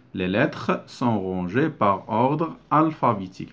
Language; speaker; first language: French; non-native, local second language; Arabic